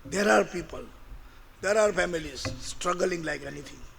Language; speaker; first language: English; non-native, local second language; Gujarati